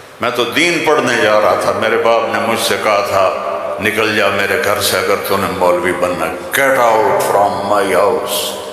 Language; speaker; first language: Urdu; non-native, local second language; Punjabi